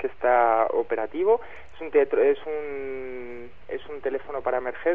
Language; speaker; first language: Spanish; native; Spanish